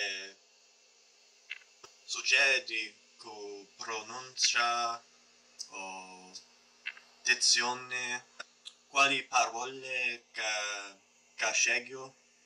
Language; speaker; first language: Italian; non-native, learner; English